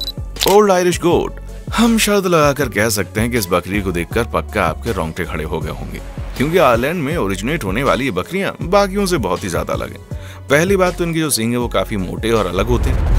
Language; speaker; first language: Hindi; native; Hindi